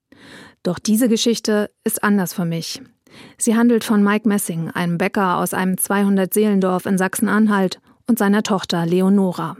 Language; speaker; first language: German; native; German